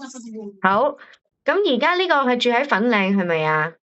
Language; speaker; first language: Cantonese; native; Cantonese